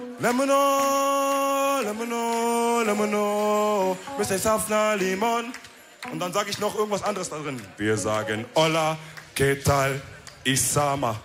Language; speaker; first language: German; early bilingual, other home language; Wolof